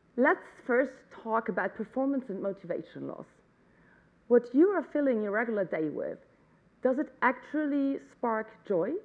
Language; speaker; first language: English; non-native, fluent; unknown